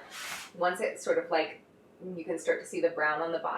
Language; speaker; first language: English; native; English